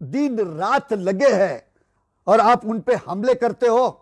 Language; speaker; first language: Hindi; non-native, local second language; Marathi